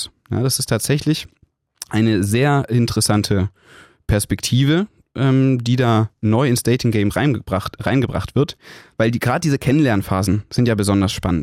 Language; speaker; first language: German; native; German